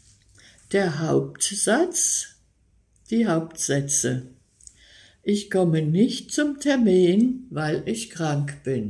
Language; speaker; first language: German; native; German